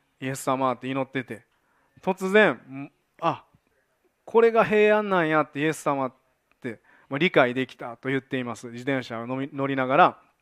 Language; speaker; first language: Japanese; native; Japanese